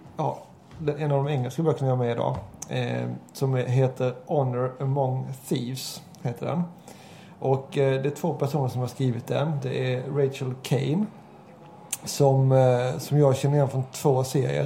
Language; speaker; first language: Swedish; native; Swedish